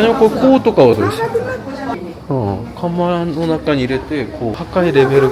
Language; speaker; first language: Japanese; non-native, learner; Korean